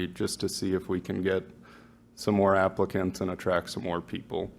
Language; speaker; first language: English; native; English